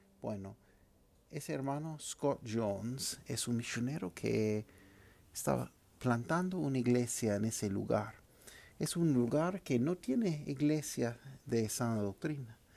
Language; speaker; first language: Spanish; non-native, fluent; English